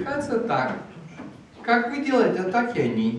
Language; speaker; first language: Russian; non-native, fluent; Lithuanian